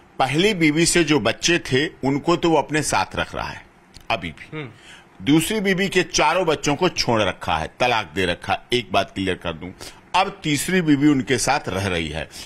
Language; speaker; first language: Hindi; native; Hindi